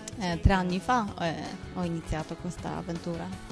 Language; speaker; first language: Italian; non-native, fluent; Polish